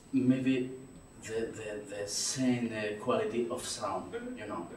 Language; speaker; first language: English; non-native, learner; Spanish